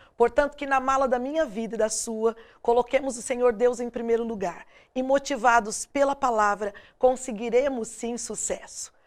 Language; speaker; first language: Portuguese; native; Portuguese